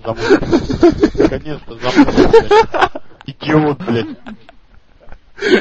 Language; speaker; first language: Russian; native; Russian